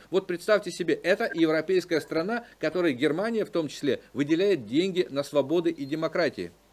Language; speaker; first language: Russian; native; Russian